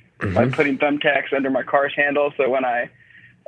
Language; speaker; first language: English; native; English